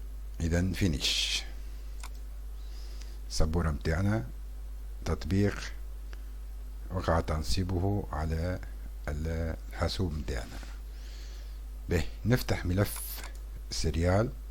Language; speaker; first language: Arabic; native; Arabic